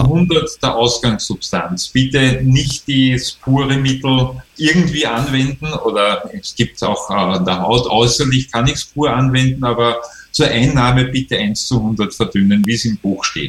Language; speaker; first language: German; native; German